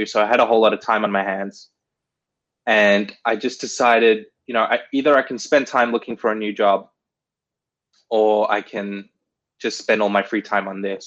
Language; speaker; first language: English; native; English